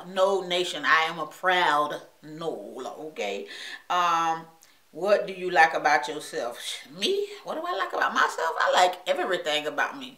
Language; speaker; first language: English; native; English